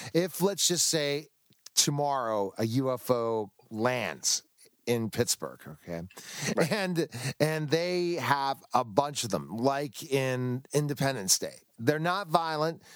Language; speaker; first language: English; native; English